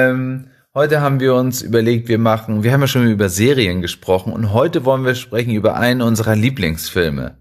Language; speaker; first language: German; non-native, fluent; Spanish